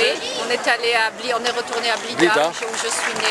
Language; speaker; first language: French; native; French